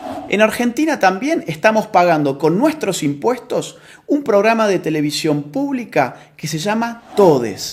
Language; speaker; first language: Spanish; native; Spanish